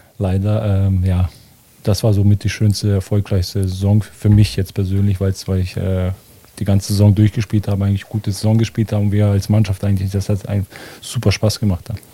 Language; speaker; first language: German; early bilingual, other home language; Bosnian